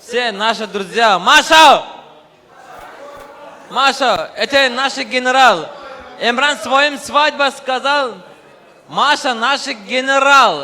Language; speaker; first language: Russian; non-native, learner; Turkmen